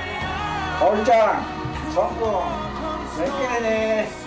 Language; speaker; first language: Japanese; native; Japanese